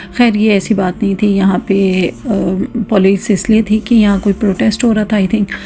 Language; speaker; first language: Urdu; native; Urdu